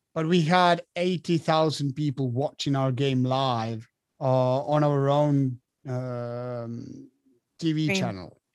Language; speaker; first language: English; non-native, fluent; Spanish